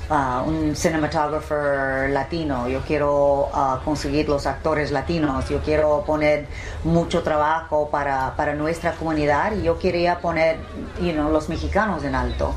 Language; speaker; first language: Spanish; early bilingual, heritage; English